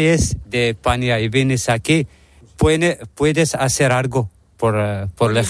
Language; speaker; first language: Spanish; non-native, learner; Arabic